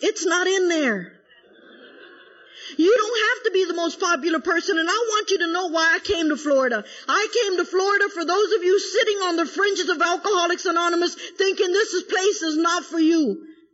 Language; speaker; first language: English; early bilingual, other home language; Spanish